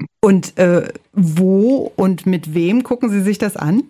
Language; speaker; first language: German; native; German